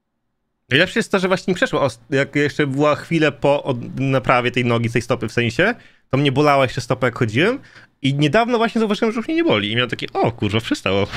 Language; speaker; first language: Polish; native; Polish